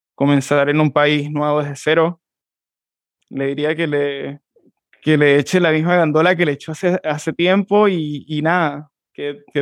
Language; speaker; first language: Spanish; native; Spanish